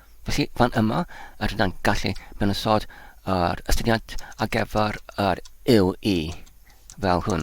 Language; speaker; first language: Welsh; non-native, learner; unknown